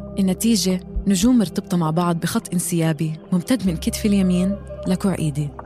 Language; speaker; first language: Arabic; native; Arabic